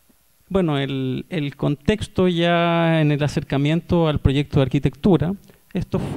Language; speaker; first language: Spanish; native; Spanish